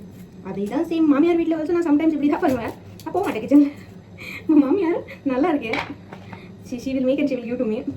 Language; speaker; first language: Tamil; non-native, learner; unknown